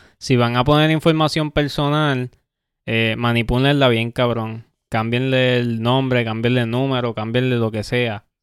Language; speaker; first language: Spanish; native; Spanish